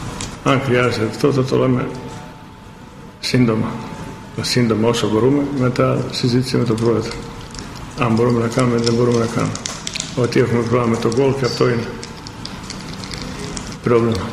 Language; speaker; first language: Greek; non-native, fluent; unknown